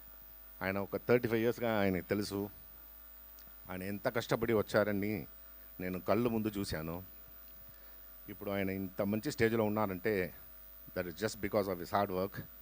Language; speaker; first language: Telugu; non-native, local second language; Tamil